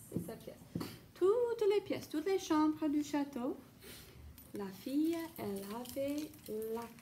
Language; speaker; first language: French; non-native, fluent; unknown